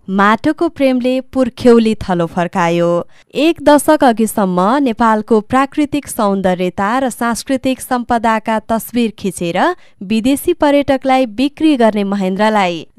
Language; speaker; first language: Nepali; native; Nepali